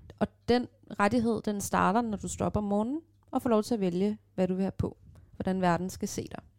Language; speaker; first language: Danish; early bilingual, other home language; Persian